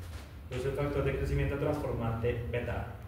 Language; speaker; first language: Spanish; native; Spanish